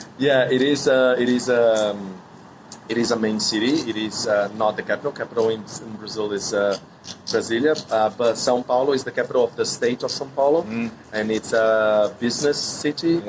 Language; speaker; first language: English; non-native, fluent; Portuguese